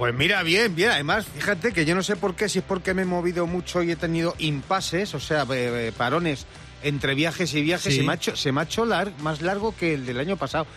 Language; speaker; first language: Spanish; native; Spanish